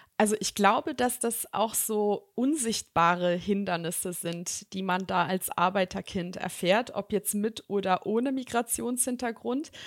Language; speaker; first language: German; early bilingual, other home language; Serbian